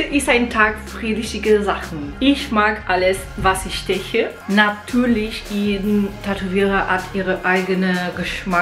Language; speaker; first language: German; non-native, fluent; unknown